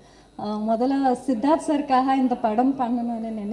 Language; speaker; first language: Tamil; non-native, learner; Kannada